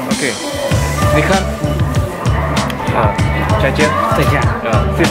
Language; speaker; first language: Chinese; non-native, learner; Indonesian